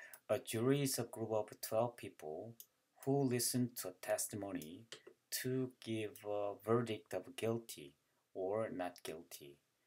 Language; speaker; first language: English; non-native, fluent; Korean